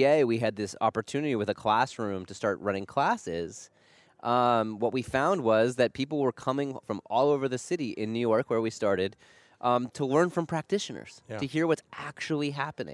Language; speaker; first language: English; native; English